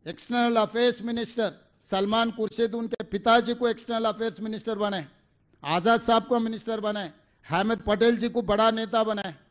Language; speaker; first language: Hindi; non-native, local second language; Telugu